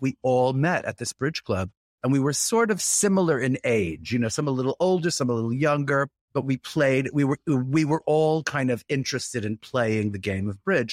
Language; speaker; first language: English; native; English